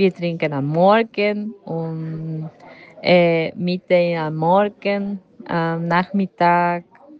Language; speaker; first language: German; non-native, learner; Spanish